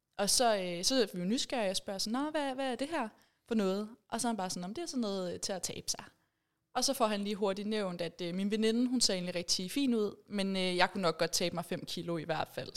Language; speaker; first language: Danish; early bilingual, other home language; Persian